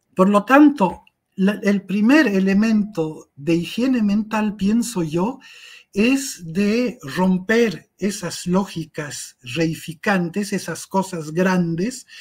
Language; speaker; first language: Spanish; native; Spanish